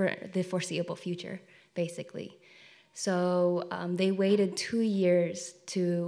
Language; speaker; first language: English; native; English